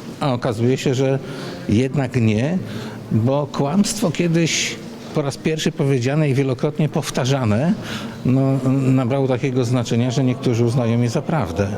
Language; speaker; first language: Polish; native; Polish